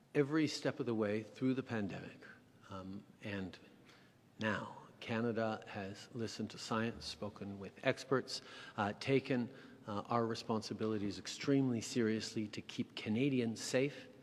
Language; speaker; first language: English; early bilingual, other home language; French